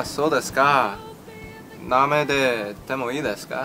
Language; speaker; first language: Japanese; non-native, learner; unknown